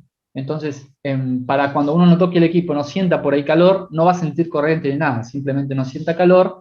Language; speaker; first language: Spanish; native; Spanish